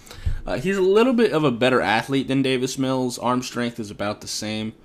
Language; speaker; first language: English; native; English